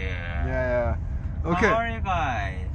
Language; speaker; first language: English; early bilingual, heritage; Korean